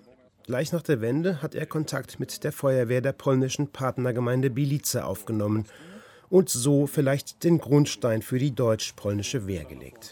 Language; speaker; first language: German; native; German